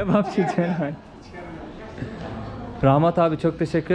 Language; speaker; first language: Turkish; native; Turkish